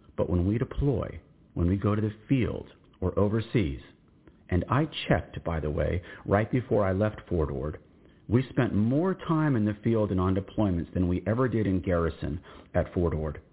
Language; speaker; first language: English; native; English